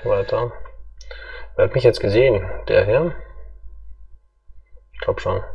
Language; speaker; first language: German; native; German